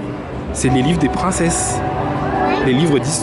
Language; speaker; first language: French; native; French